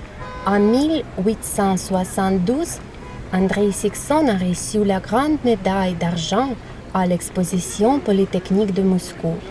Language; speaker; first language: French; non-native, fluent; Russian